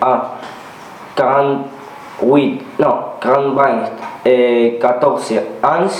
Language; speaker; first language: French; non-native, learner; Spanish